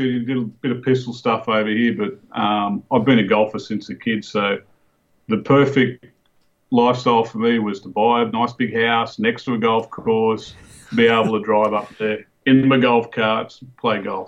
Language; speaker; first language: English; native; English